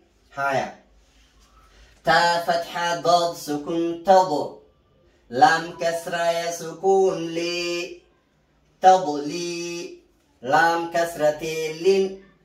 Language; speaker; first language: Arabic; non-native, fluent; Oromo